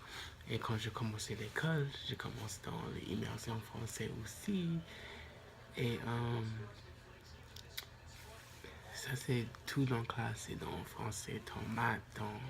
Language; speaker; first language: French; non-native, local second language; English